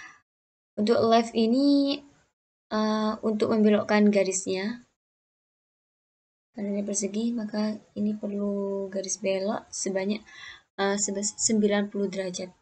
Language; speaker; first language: Indonesian; native; Indonesian